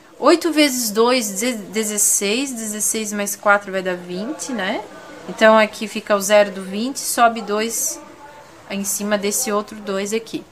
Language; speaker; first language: Portuguese; native; Portuguese